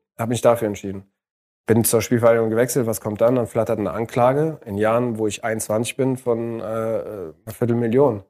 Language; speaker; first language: German; early bilingual, other home language; Arabic